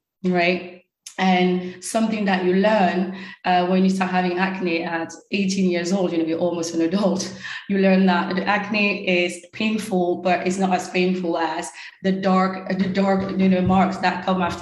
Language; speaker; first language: English; non-native, fluent; French